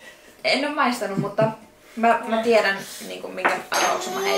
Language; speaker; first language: Finnish; native; Finnish